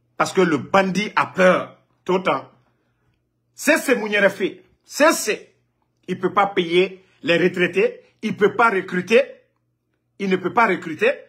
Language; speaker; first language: French; non-native, local second language; Mandingo